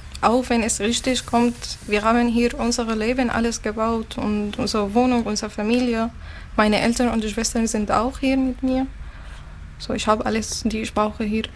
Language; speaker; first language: German; non-native, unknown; Arabic